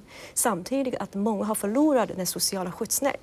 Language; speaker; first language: Swedish; non-native, fluent; Chinese